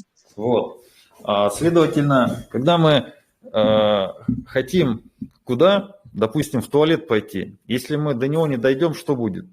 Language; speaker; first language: Russian; native; Russian